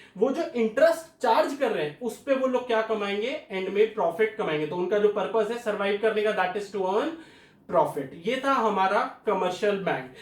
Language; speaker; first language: Hindi; native; Hindi